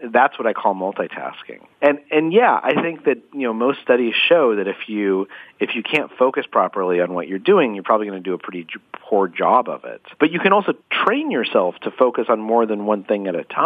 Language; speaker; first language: English; native; English